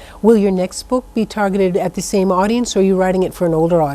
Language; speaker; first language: English; native; English